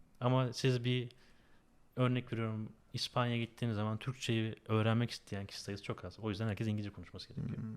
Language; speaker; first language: Turkish; native; Turkish